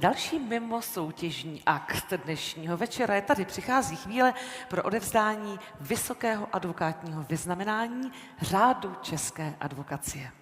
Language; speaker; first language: Czech; native; Czech